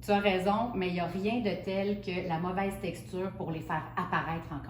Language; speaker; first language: French; native; French